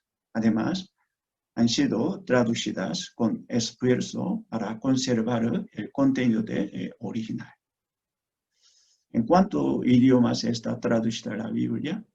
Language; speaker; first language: Spanish; non-native, fluent; Korean